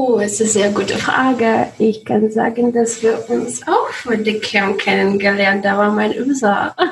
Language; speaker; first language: German; non-native, learner; Russian